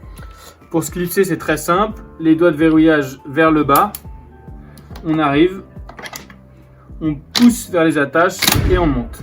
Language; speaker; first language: French; native; French